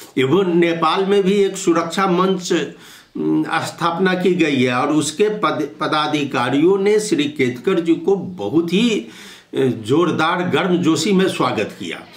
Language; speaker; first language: Hindi; native; Hindi